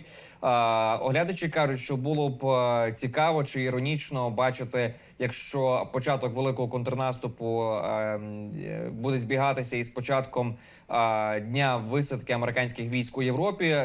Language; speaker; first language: Ukrainian; native; Ukrainian